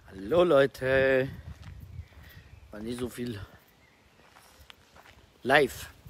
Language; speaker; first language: German; non-native, fluent; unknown